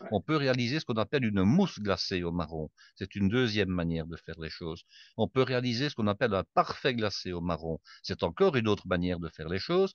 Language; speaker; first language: French; native; French